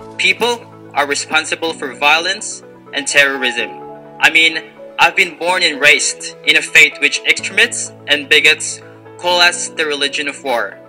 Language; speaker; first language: English; non-native, local second language; Filipino